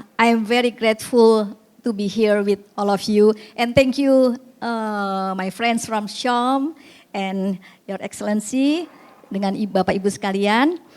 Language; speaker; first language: English; non-native, fluent; Indonesian